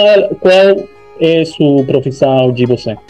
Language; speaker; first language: Portuguese; non-native, learner; Spanish